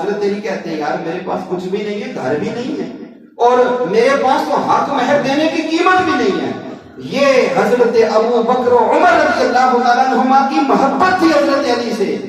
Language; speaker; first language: Urdu; non-native, local second language; Punjabi